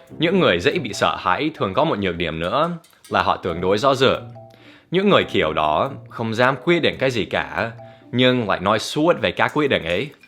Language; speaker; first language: Vietnamese; non-native, fluent; English